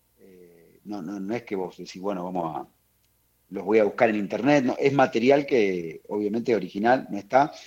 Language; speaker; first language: Spanish; native; Spanish